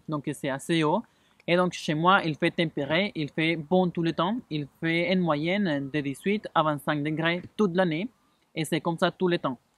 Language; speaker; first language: French; non-native, fluent; Spanish